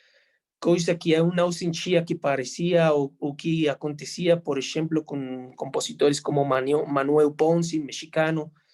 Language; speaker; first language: Portuguese; non-native, fluent; Spanish